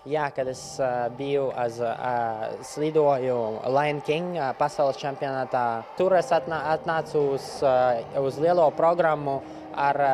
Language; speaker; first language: Latvian; non-native, local second language; Russian